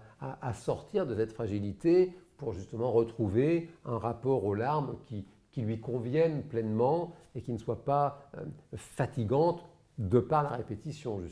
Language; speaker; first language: French; native; French